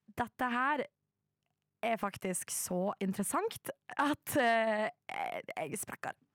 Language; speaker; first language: Norwegian; native; Norwegian